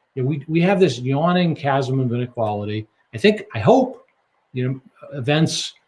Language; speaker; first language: English; native; English